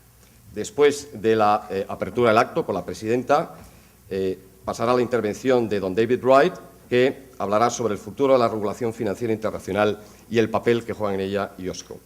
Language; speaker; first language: Spanish; native; Spanish